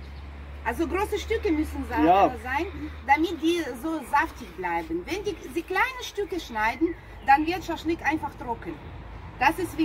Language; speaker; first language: German; non-native, fluent; Russian